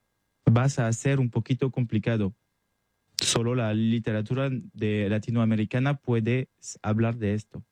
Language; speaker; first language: Spanish; non-native, learner; French